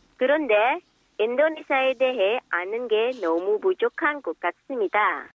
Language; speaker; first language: Korean; non-native, fluent; Indonesian